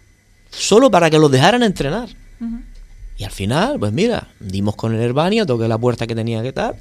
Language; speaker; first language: Spanish; native; Spanish